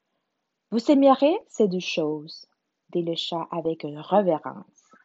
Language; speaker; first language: French; non-native, learner; Spanish